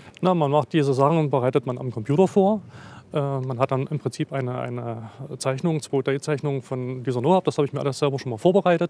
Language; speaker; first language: German; native; German